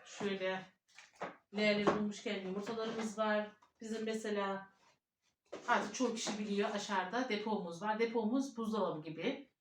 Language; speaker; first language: Turkish; early bilingual, heritage; Turkish